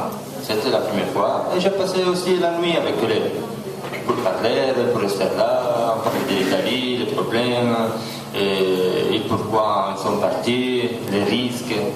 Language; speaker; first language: French; non-native, learner; Italian